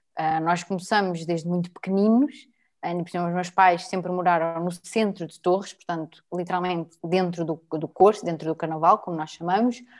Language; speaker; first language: Portuguese; native; Portuguese